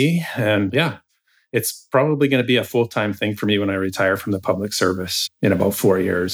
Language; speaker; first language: English; native; English